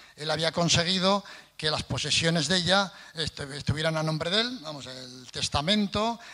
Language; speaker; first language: Spanish; native; Spanish